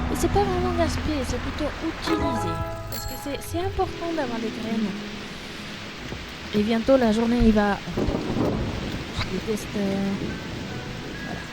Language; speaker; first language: French; non-native, fluent; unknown